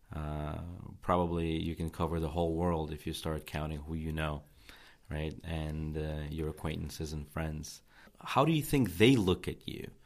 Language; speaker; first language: English; non-native, fluent; Tajik